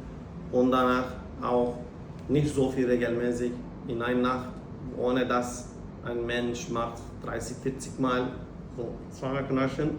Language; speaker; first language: German; non-native, learner; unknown